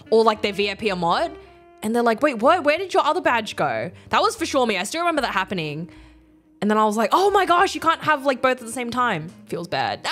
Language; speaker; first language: English; native; English